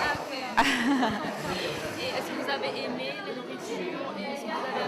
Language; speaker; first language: French; non-native, learner; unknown